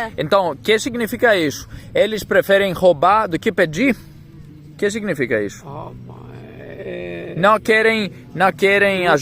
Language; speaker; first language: Portuguese; non-native, fluent; Greek